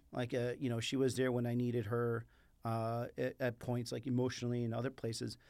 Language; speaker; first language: English; early bilingual, other home language; Spanish